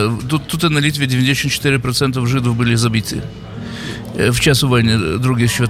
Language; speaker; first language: Polish; non-native, fluent; Yiddish